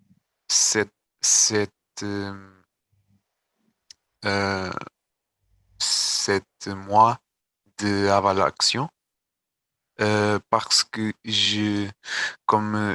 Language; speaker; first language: French; non-native, learner; Portuguese